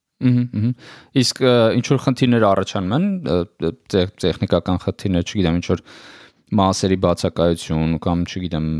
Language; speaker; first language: Armenian; native; Armenian